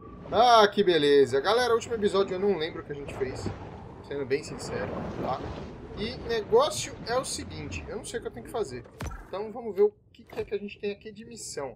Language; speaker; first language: Portuguese; native; Portuguese